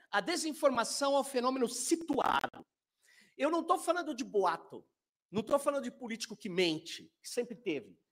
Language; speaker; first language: Portuguese; native; Portuguese